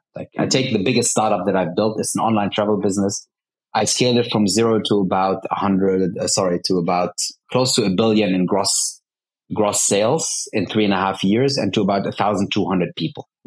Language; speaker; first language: English; early bilingual, heritage; Arabic